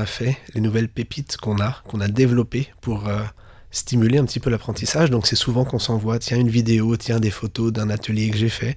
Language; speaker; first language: French; native; French